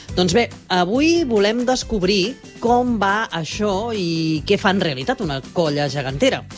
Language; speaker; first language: Catalan; native; Catalan